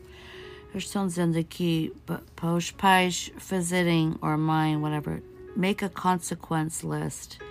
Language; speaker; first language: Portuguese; early bilingual, heritage; Portuguese